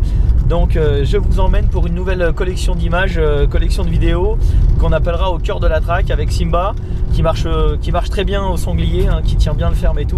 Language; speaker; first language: French; native; French